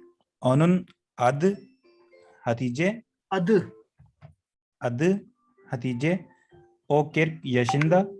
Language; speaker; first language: Turkish; non-native, learner; Urdu